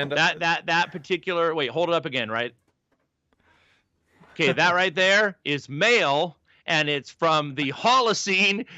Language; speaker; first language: English; native; English